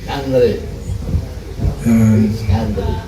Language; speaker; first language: English; non-native, learner; Indonesian